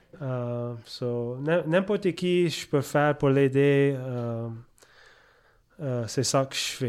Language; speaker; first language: French; early bilingual, heritage; French